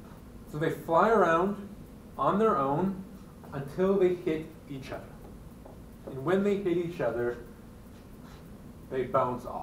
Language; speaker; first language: English; native; English